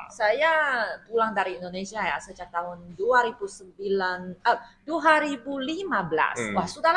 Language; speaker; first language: Indonesian; non-native, fluent; Chinese